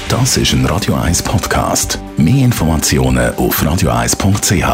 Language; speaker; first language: German; native; German